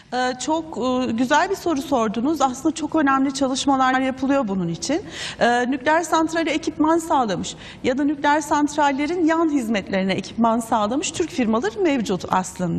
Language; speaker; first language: Turkish; native; Turkish